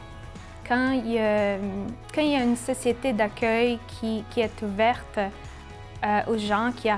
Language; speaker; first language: French; non-native, fluent; Portuguese